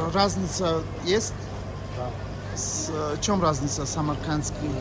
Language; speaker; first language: Russian; non-native, learner; Tajik